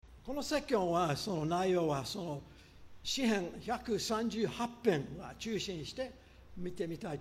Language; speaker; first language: Japanese; non-native, fluent; English